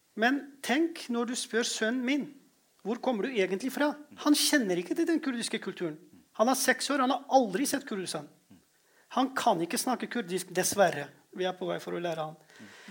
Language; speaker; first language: Norwegian; non-native, fluent; Kurdish